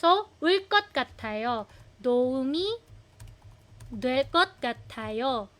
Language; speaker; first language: Korean; non-native, fluent; Filipino